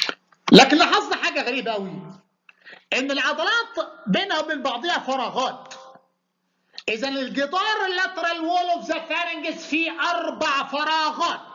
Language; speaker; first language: Arabic; native; Arabic